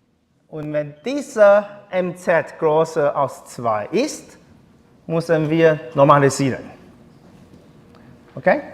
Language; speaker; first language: German; non-native, learner; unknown